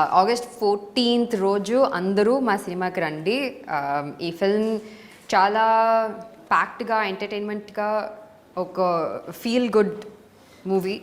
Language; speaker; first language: Telugu; non-native, learner; Tamil